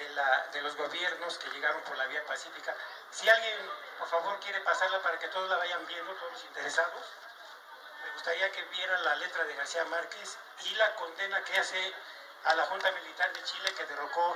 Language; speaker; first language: Spanish; native; Spanish